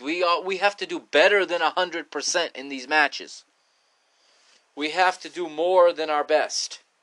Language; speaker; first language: English; early bilingual, other home language; Portuguese